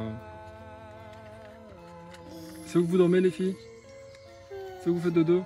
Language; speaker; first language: French; native; French